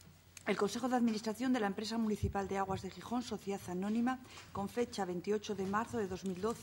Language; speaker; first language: Spanish; native; Spanish